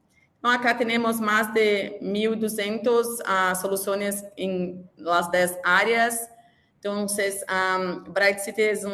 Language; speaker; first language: Spanish; non-native, learner; Portuguese